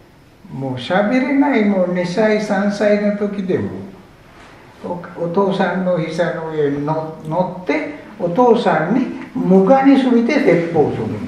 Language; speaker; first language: Japanese; non-native, fluent; Sinhala